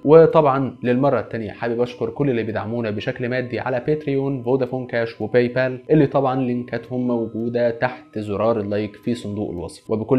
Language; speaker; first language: Arabic; native; Arabic